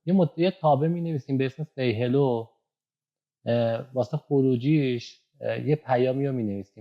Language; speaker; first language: Persian; native; Persian